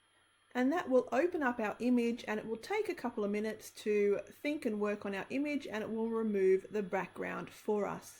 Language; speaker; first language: English; native; English